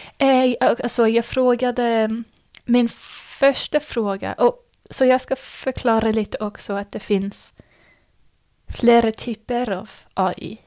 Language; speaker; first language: Swedish; non-native, fluent; English